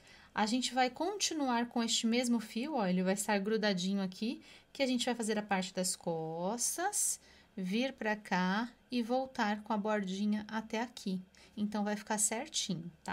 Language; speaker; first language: Portuguese; native; Portuguese